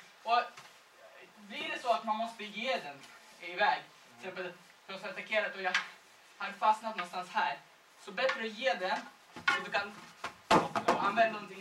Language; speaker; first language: Swedish; non-native, fluent; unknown